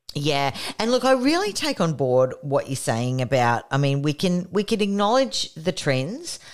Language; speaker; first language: English; native; English